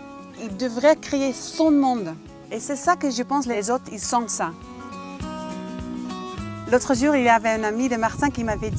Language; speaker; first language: French; non-native, fluent; Dutch